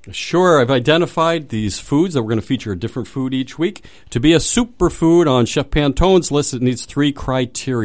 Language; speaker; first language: English; native; English